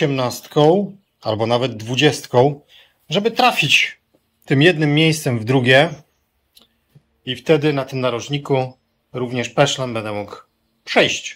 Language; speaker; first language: Polish; native; Polish